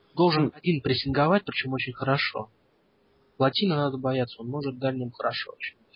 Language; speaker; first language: Russian; early bilingual, heritage; Russian